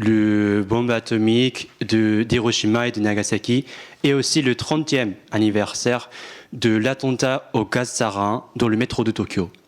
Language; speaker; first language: French; non-native, fluent; Japanese